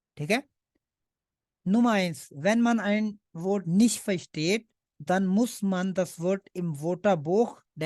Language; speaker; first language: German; non-native, fluent; Hindi